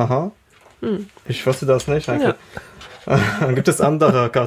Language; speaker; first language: German; non-native, learner; Arabic